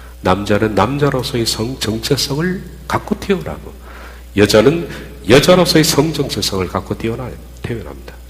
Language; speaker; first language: Korean; native; Korean